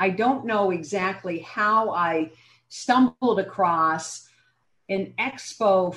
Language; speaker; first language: English; native; English